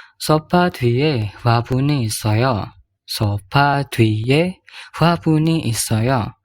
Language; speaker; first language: Korean; non-native, fluent; Indonesian